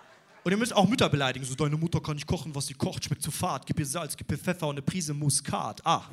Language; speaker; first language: German; native; German